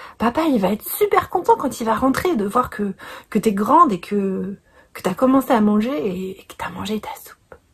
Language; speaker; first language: French; native; French